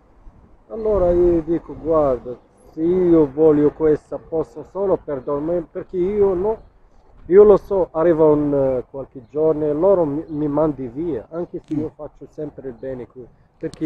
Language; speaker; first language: Italian; non-native, learner; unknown